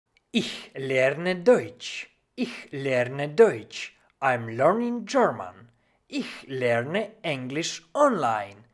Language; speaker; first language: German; non-native, fluent; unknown